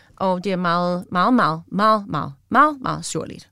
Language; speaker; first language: Danish; non-native, learner; English